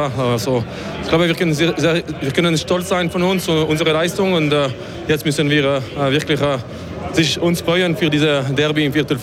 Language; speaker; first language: German; non-native, fluent; French